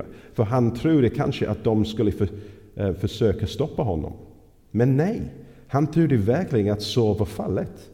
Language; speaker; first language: Swedish; non-native, fluent; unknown